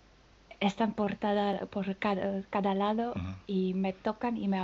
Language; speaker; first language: Spanish; non-native, fluent; French